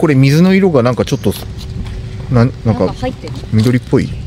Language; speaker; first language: Japanese; native; Japanese